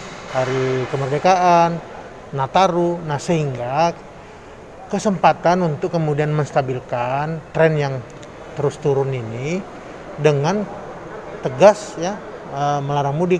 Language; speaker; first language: Indonesian; native; Indonesian